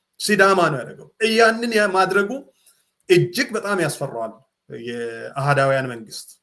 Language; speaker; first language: Amharic; non-native, local second language; Sidamo